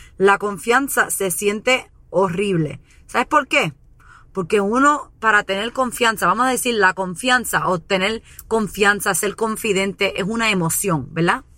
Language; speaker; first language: Spanish; early bilingual, heritage; Spanish